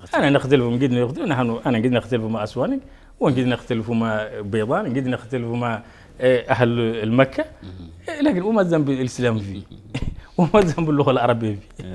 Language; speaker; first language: Arabic; non-native, local second language; Soninke